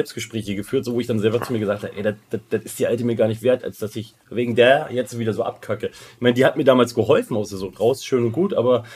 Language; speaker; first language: German; native; German